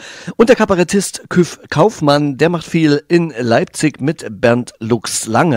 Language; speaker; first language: German; native; German